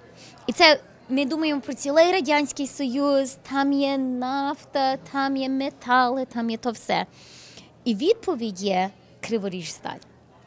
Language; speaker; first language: Ukrainian; early bilingual, heritage; Ukrainian